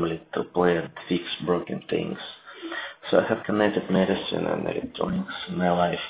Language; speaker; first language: English; non-native, learner; Russian